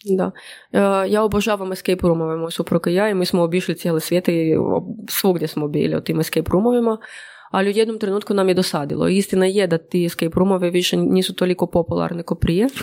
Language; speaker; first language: Croatian; non-native, fluent; Russian